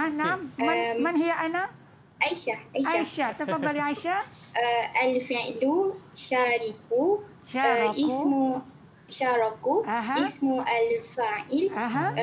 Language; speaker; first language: Arabic; non-native, learner; Malay